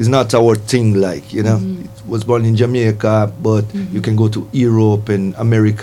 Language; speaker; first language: English; non-native, fluent; Portuguese